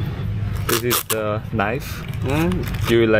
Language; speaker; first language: English; non-native, learner; Korean